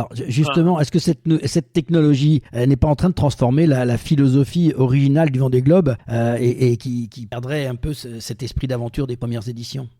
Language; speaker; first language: French; native; French